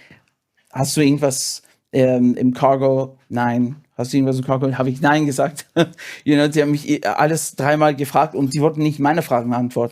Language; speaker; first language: German; non-native, fluent; English